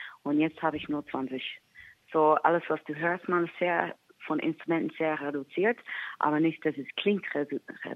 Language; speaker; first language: German; non-native, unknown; English